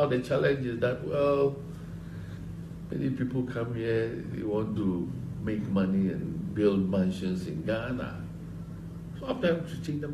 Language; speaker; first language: English; non-native, local second language; Akan